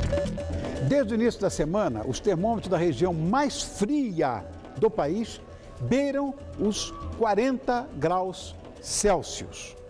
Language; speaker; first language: Portuguese; native; Portuguese